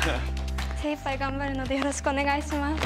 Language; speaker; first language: Japanese; non-native, fluent; English